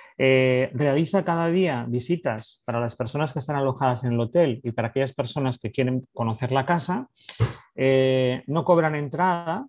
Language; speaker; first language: Spanish; native; Spanish